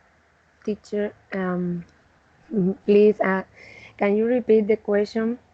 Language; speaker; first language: English; non-native, learner; Spanish